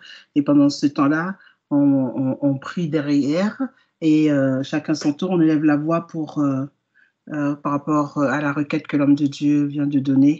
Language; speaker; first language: French; native; French